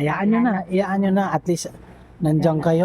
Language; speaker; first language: Filipino; non-native, local second language; Cebuano